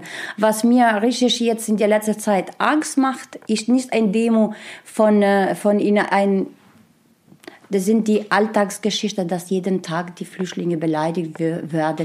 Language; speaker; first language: German; non-native, learner; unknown